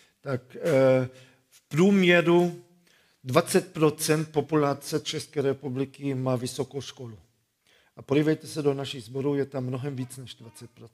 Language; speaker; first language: Czech; non-native, fluent; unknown